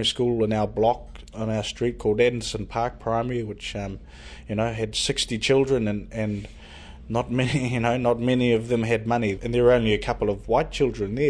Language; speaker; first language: English; native; English